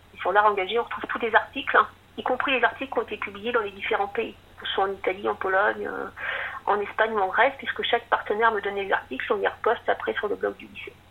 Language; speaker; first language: French; native; French